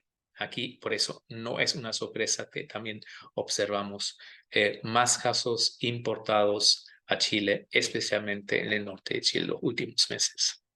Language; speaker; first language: Spanish; non-native, fluent; German